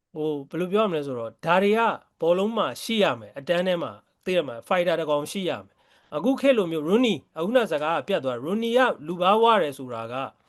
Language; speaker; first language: Burmese; native; Burmese